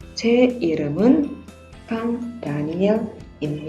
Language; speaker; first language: Korean; non-native, fluent; Indonesian